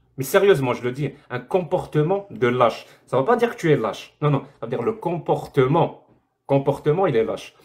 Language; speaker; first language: French; non-native, local second language; Arabic